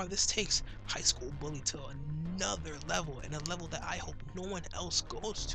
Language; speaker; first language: English; native; English